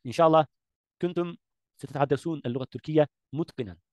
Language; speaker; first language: Arabic; non-native, learner; Turkish